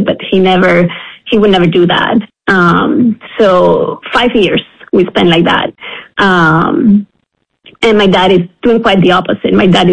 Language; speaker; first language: English; non-native, fluent; Spanish